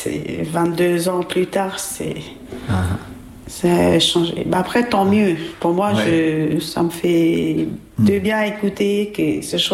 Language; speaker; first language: French; non-native, learner; Albanian